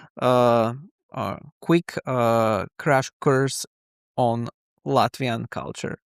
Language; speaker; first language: English; non-native, learner; Slovak